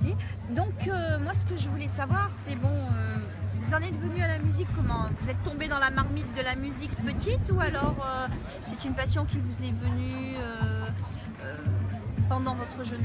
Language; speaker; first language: French; native; French